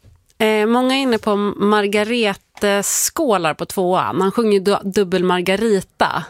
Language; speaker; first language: Swedish; native; Swedish